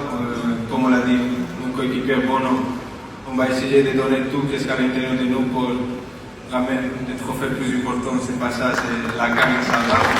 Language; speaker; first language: French; non-native, fluent; Spanish